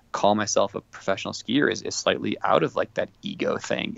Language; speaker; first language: English; native; English